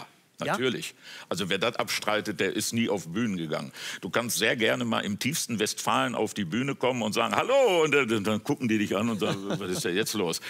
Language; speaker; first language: German; native; German